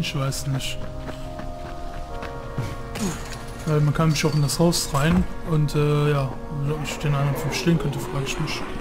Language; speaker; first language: German; native; German